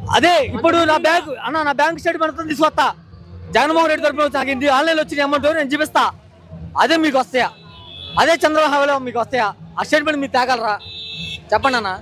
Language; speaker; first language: Telugu; native; Telugu